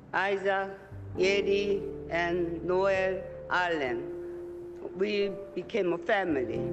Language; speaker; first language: English; non-native, fluent; Korean